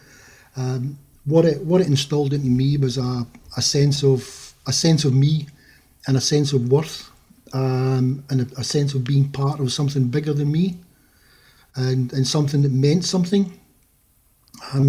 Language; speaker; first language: English; native; English